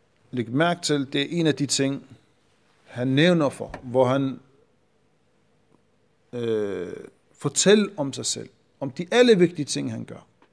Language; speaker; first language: Danish; non-native, fluent; Arabic